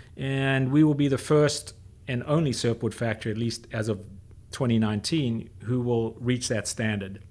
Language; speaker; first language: English; native; English